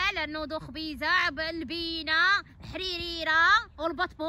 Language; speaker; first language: Arabic; native; Arabic